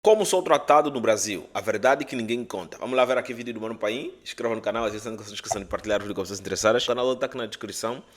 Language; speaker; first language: Portuguese; native; Portuguese